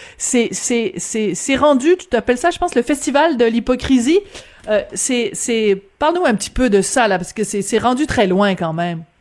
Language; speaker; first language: French; native; French